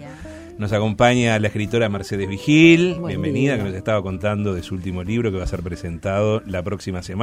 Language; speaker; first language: Spanish; native; Spanish